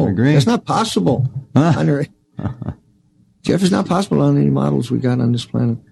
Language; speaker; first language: English; native; English